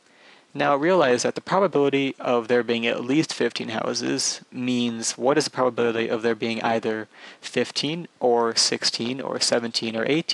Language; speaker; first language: English; native; English